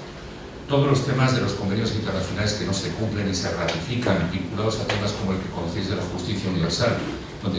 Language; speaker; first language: Spanish; native; Spanish